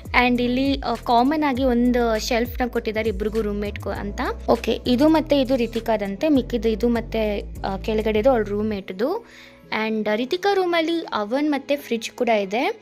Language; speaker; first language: Kannada; non-native, local second language; Telugu